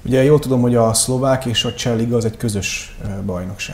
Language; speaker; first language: Hungarian; native; Hungarian